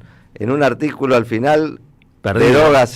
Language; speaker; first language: Spanish; native; Spanish